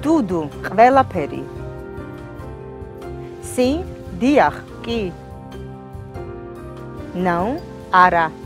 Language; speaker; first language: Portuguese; non-native, fluent; Georgian